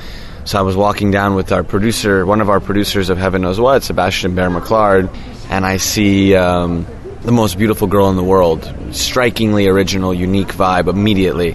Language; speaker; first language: English; native; English